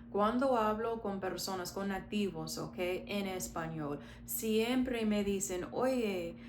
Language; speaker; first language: Spanish; non-native, fluent; English